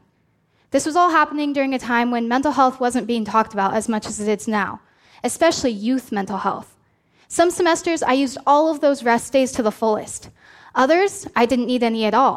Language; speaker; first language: English; native; English